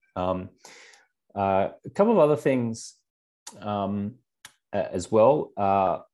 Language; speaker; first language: English; native; English